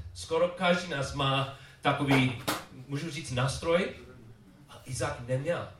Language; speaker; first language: Czech; non-native, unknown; English